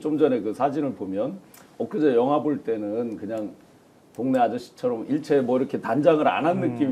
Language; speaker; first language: Korean; native; Korean